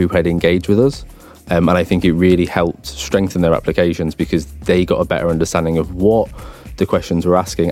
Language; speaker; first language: English; native; English